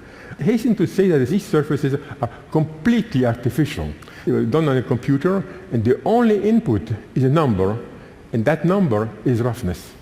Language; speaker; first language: English; non-native, fluent; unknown